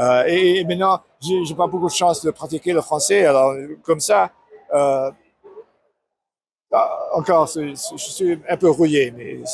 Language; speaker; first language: French; non-native, learner; English